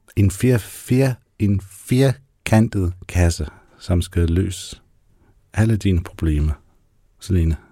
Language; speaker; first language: Danish; native; Danish